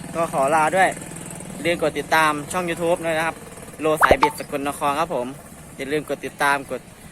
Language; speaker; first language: Thai; native; Thai